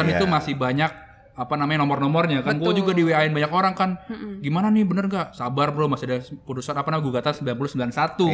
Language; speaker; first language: Indonesian; native; Indonesian